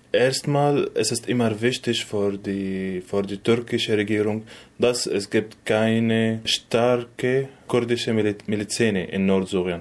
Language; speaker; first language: German; non-native, fluent; Arabic